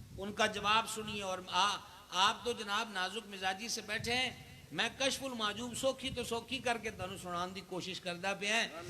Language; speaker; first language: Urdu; non-native, local second language; Punjabi